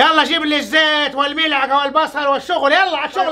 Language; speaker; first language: Arabic; native; Arabic